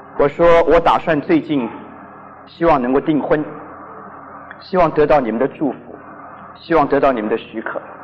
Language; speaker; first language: Chinese; non-native, local second language; Cantonese